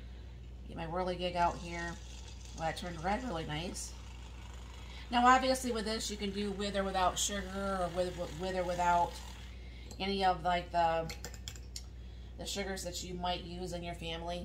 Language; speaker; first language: English; native; English